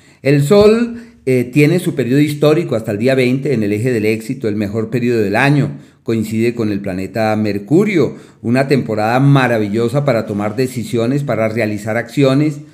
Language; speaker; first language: Spanish; native; Spanish